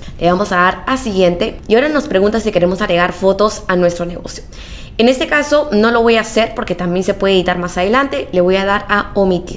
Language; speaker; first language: Spanish; native; Spanish